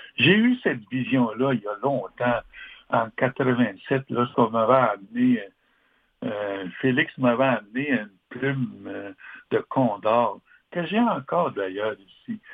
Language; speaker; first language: French; non-native, local second language; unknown